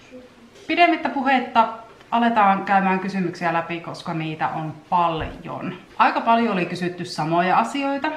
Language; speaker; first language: Finnish; native; Finnish